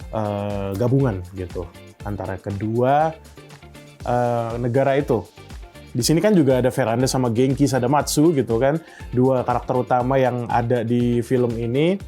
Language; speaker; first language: Indonesian; native; Indonesian